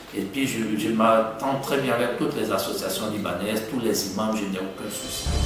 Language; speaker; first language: French; native; French